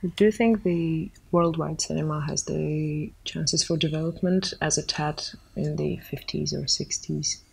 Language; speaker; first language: English; non-native, fluent; Armenian